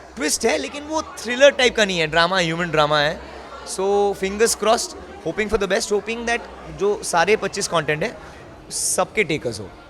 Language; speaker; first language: Hindi; non-native, local second language; Bangla